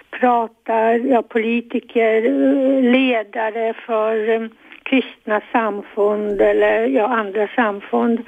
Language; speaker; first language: Swedish; non-native, fluent; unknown